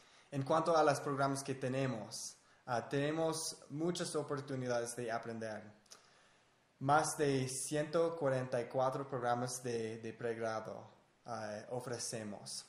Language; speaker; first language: Spanish; non-native, fluent; English